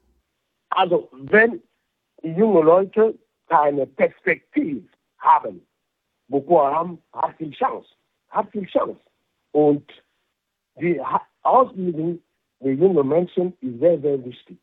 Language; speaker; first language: German; non-native, fluent; French